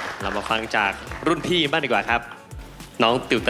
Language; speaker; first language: Thai; native; Thai